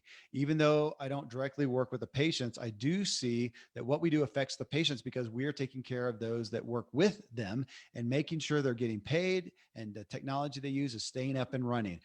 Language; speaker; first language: English; native; English